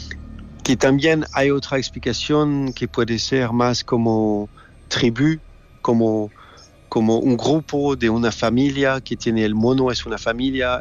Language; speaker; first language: Spanish; non-native, fluent; French